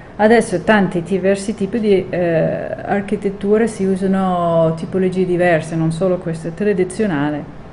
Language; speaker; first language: Italian; non-native, fluent; English